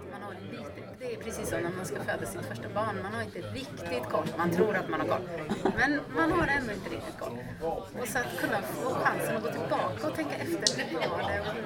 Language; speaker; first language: Swedish; native; Swedish